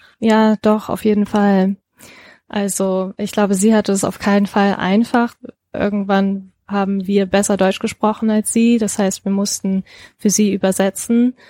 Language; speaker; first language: German; early bilingual, other home language; Japanese